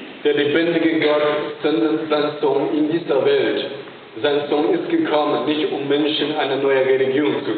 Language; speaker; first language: German; non-native, fluent; Chinese